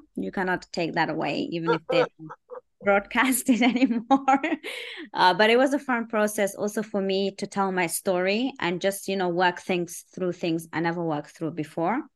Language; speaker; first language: English; early bilingual, other home language; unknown